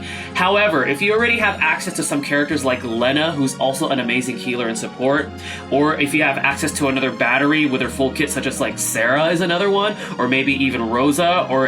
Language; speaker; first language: English; native; English